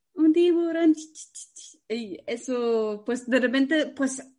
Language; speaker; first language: Spanish; non-native, fluent; German